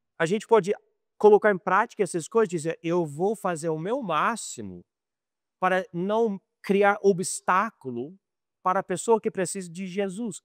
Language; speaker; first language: Portuguese; non-native, fluent; English